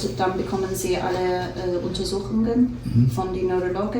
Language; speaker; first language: German; non-native, fluent; Turkish